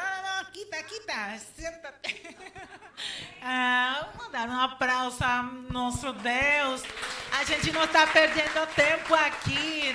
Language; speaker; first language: Portuguese; non-native, learner; Spanish